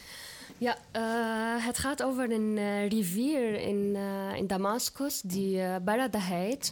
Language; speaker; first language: Dutch; non-native, fluent; Arabic